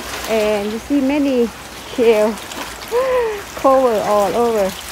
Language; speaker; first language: English; non-native, learner; Thai